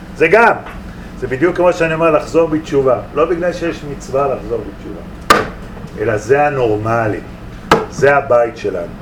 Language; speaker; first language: Hebrew; native; Hebrew